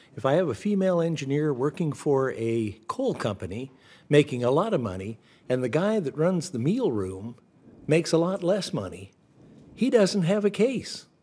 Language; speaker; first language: English; native; English